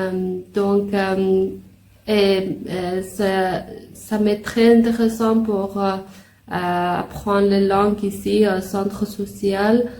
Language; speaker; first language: French; non-native, learner; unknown